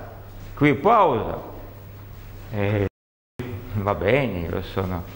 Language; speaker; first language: Italian; non-native, learner; Russian